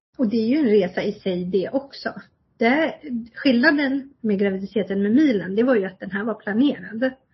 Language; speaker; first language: Swedish; early bilingual, other home language; Kurdish